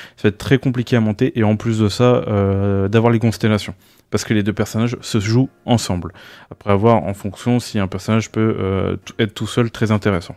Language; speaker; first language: French; native; French